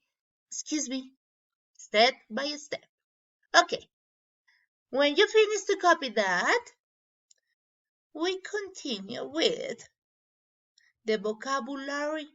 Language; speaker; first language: English; non-native, learner; Spanish